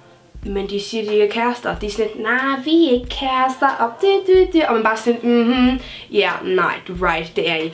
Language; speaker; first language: Danish; native; Danish